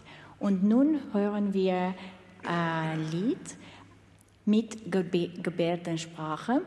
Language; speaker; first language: German; non-native, learner; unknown